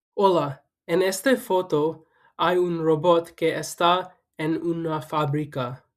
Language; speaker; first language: Spanish; non-native, learner; English